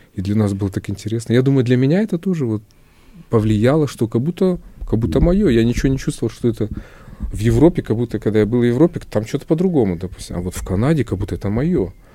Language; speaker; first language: Russian; non-native, local second language; Kyrgyz